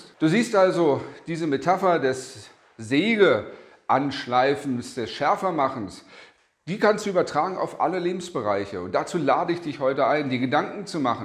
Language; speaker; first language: German; native; German